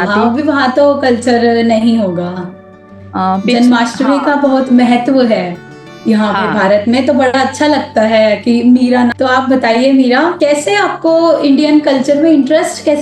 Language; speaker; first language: Hindi; native; Hindi